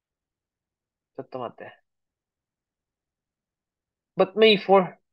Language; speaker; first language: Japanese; non-native, fluent; Filipino